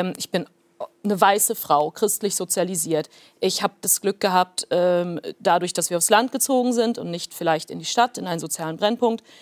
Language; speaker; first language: German; early bilingual, other home language; Plautdietsch